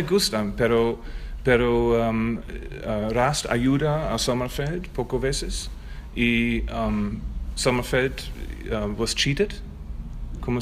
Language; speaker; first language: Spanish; non-native, learner; German